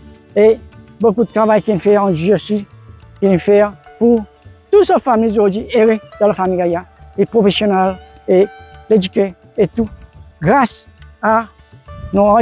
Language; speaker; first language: French; non-native, local second language; Morisyen